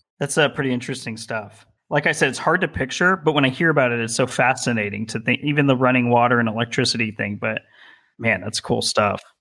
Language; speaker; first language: English; native; English